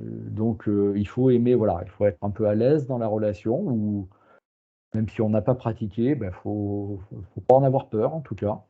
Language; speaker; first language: French; native; French